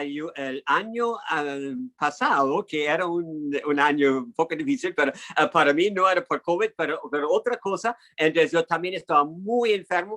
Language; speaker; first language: Spanish; non-native, fluent; English